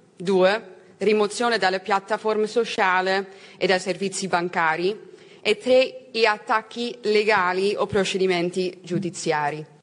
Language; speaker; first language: Italian; non-native, fluent; Dutch